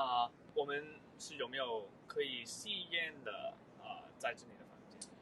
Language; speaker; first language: Chinese; early bilingual, heritage; Chinese